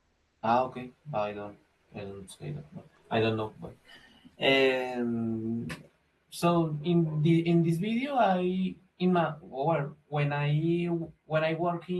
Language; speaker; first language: English; non-native, learner; Spanish